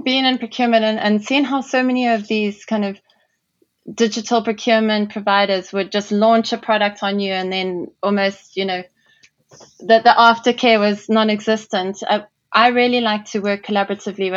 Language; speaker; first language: English; native; English